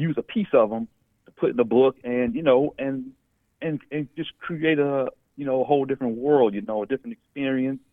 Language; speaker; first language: English; native; English